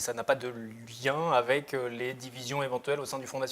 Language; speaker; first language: French; native; French